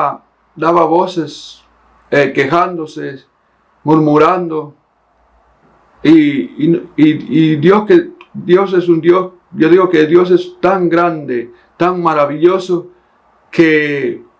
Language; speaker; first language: Spanish; native; Spanish